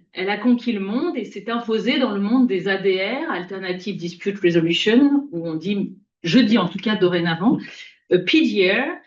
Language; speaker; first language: French; native; French